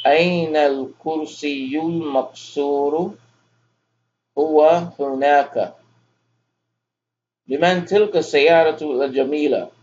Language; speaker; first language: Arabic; non-native, fluent; English